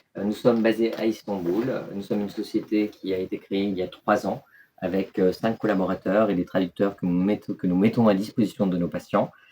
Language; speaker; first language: French; early bilingual, other home language; Turkish